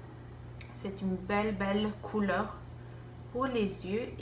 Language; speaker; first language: French; non-native, fluent; Spanish